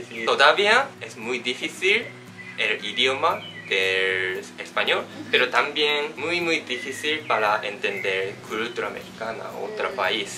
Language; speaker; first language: Spanish; non-native, learner; Japanese